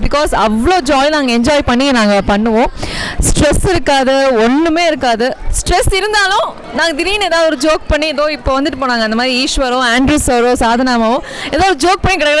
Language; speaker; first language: Tamil; non-native, fluent; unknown